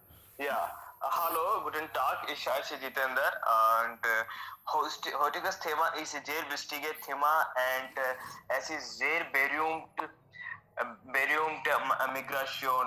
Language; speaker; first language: German; non-native, learner; Hindi